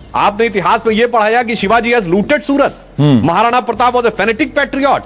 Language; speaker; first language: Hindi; native; Hindi